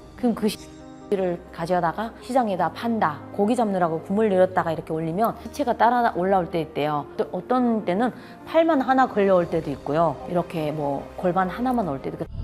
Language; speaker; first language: Korean; native; Korean